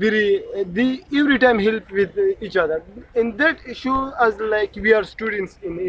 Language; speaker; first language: English; non-native, learner; Pashto